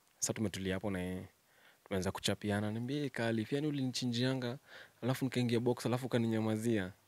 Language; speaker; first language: Swahili; native; Swahili